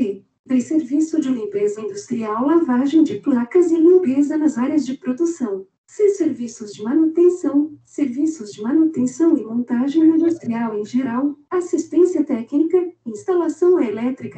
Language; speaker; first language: Portuguese; native; Portuguese